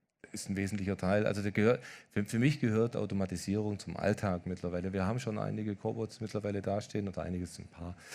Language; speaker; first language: German; native; German